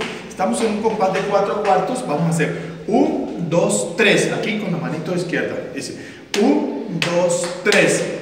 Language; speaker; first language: Spanish; native; Spanish